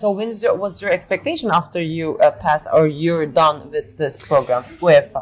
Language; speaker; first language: English; non-native, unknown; Turkish